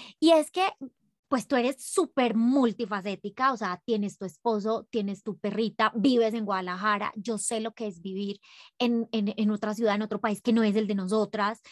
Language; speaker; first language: Spanish; native; Spanish